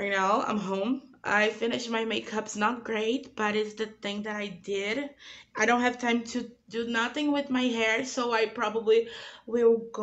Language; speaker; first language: English; non-native, learner; Portuguese